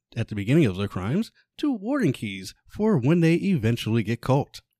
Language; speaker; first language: English; native; English